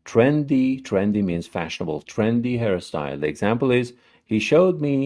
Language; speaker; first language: English; non-native, fluent; Persian